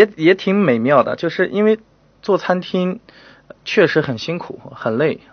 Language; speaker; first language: Chinese; native; Chinese